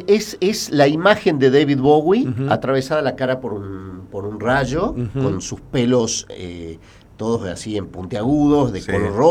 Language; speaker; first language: Spanish; native; Spanish